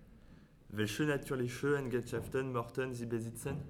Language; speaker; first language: German; non-native, learner; French